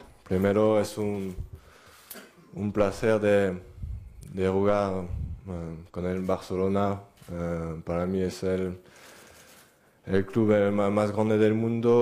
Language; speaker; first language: Spanish; non-native, fluent; French